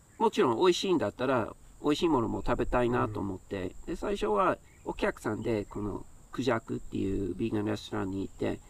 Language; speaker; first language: Japanese; non-native, fluent; English